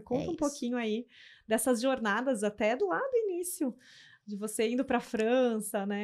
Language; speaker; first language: Portuguese; native; Portuguese